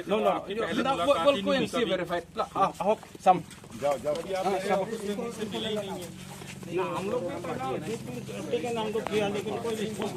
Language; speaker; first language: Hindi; non-native, local second language; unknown